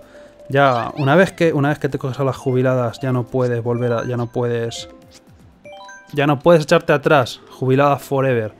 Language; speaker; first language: Spanish; native; Spanish